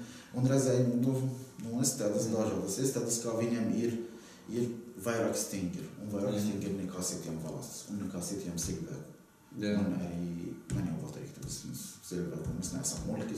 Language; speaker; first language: Latvian; non-native, learner; Arabic